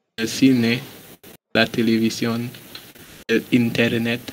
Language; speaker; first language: Spanish; non-native, learner; English